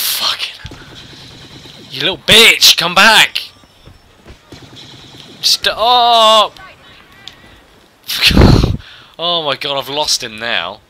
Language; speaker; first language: English; native; English